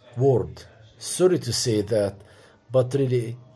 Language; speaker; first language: English; non-native, fluent; Arabic